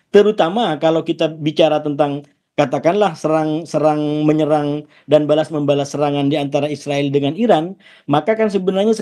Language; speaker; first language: Indonesian; native; Indonesian